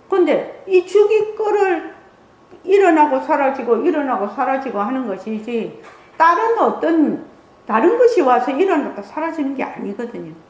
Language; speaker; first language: Korean; native; Korean